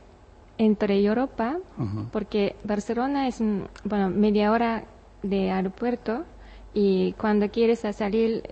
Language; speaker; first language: Spanish; non-native, learner; Japanese